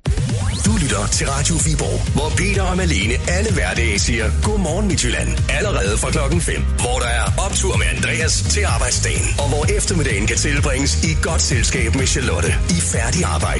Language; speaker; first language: Danish; native; Danish